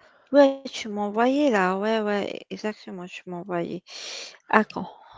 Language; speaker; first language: French; native; French